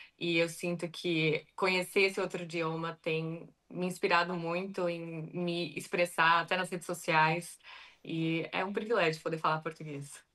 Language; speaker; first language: Portuguese; early bilingual, other home language; English